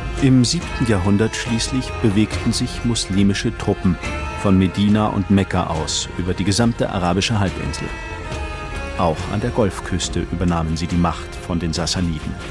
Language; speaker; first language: German; native; German